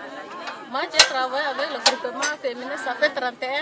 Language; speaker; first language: French; non-native, local second language; Arabic